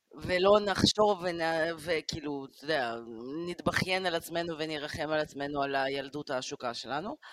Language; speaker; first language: Hebrew; native; Hebrew